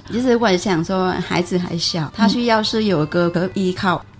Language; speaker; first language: Chinese; non-native, fluent; Vietnamese